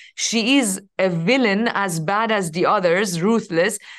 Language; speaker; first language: English; non-native, fluent; Persian